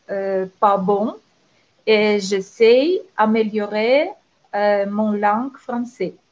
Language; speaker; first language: French; non-native, learner; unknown